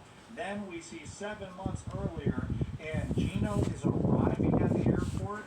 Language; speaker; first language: English; native; English